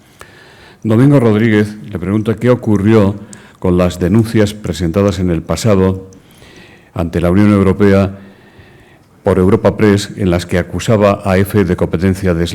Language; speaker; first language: Spanish; native; Spanish